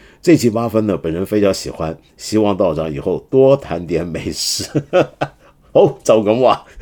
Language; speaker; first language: Chinese; non-native, local second language; Cantonese